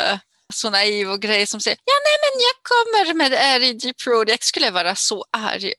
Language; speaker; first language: Swedish; non-native, fluent; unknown